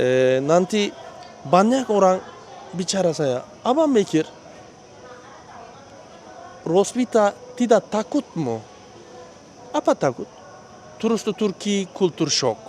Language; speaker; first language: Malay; non-native, learner; Turkish